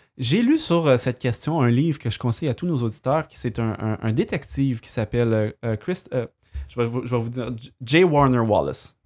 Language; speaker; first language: French; native; French